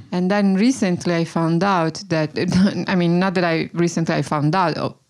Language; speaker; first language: English; non-native, fluent; Italian